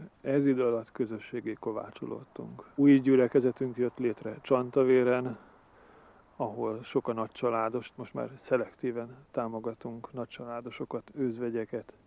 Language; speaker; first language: Hungarian; native; Hungarian